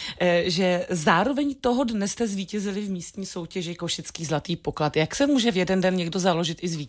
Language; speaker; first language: Czech; native; Czech